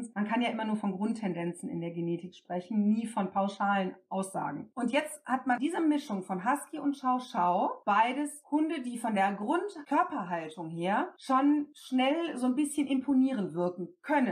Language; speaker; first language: German; native; German